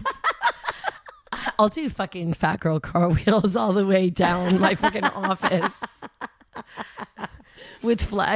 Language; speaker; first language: English; native; English